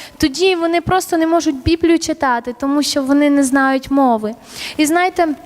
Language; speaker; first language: Ukrainian; early bilingual, other home language; Armenian